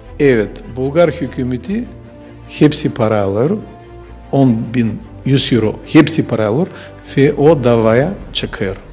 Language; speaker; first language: Turkish; non-native, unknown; Bulgarian